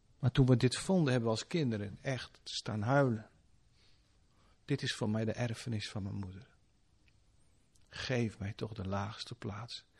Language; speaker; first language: Dutch; native; Dutch